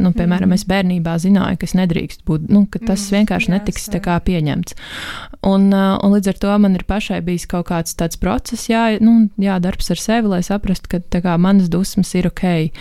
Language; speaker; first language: Latvian; native; Latvian